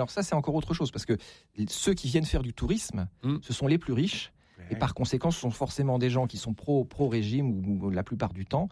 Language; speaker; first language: French; native; French